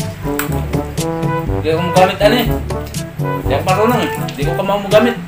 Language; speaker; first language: Filipino; non-native, local second language; Cebuano